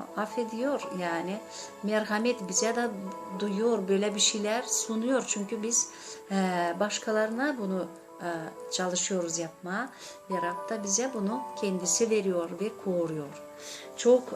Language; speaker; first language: Turkish; non-native, learner; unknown